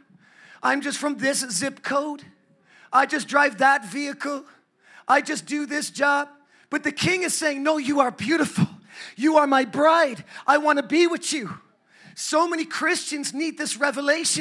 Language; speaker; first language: English; native; English